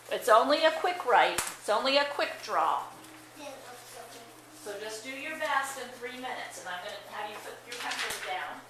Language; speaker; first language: English; native; English